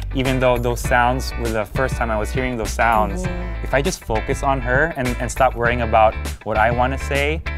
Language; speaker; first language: English; non-native, local second language; Filipino